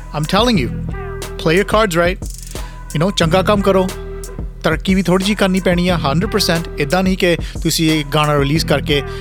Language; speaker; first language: Punjabi; early bilingual, heritage; Punjabi